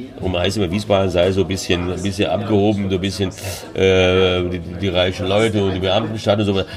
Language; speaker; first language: German; early bilingual, other home language; Hungarian